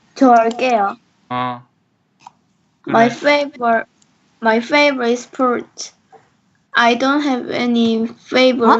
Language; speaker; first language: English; non-native, learner; Korean